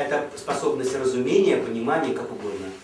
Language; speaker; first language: Russian; native; Russian